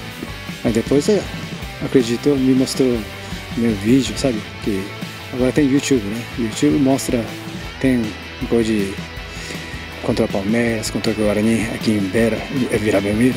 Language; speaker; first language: Portuguese; non-native, learner; Japanese